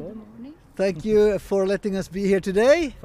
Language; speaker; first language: English; non-native, learner; Swedish